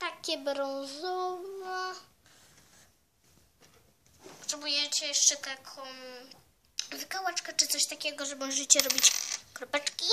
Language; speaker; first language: Polish; early bilingual, heritage; Polish